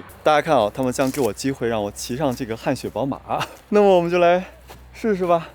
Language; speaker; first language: Chinese; native; Chinese